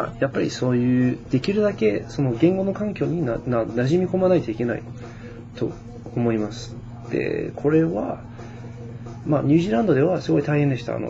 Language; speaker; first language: Japanese; non-native, fluent; English